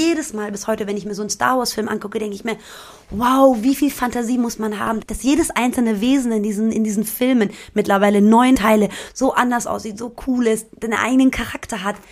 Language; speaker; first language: German; early bilingual, other home language; Persian